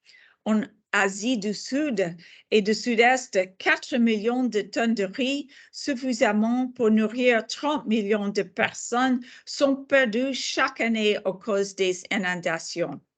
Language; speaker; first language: French; non-native, fluent; English